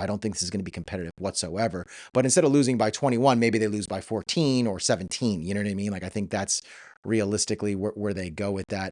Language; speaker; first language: English; native; English